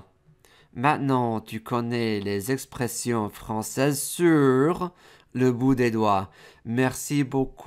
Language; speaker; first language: French; non-native, fluent; English